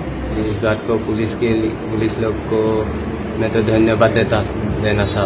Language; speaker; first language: Hindi; non-native, local second language; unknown